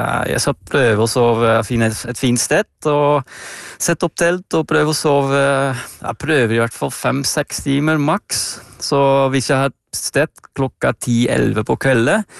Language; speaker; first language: Norwegian; non-native, fluent; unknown